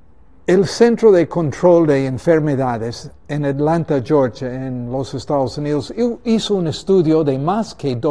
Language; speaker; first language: Spanish; native; Spanish